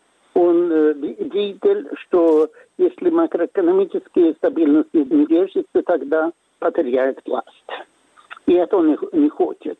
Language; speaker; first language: Russian; non-native, fluent; Swedish